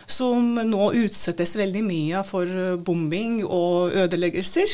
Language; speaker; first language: Norwegian; non-native, fluent; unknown